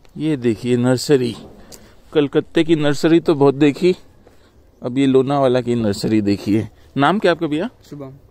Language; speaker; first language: Hindi; native; Hindi